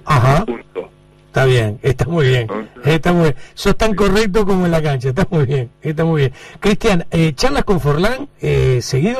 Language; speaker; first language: Spanish; native; Spanish